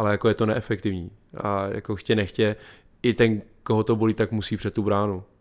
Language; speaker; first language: Czech; native; Czech